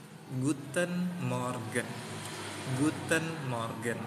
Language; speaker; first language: German; non-native, fluent; Indonesian